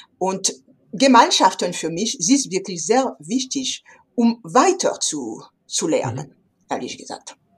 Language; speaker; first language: German; non-native, fluent; French